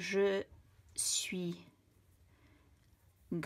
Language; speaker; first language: French; non-native, fluent; English